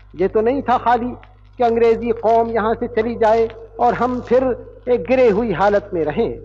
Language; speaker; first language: Hindi; native; Hindi